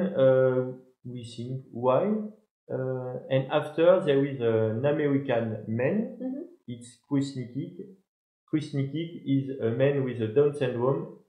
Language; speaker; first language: English; non-native, learner; French